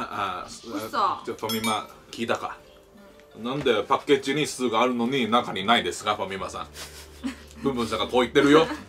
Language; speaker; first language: Japanese; native; Japanese